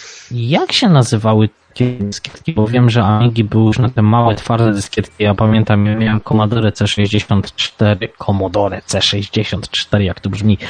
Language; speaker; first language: Polish; native; Polish